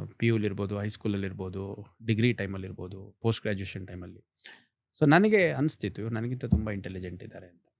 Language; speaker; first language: Kannada; native; Kannada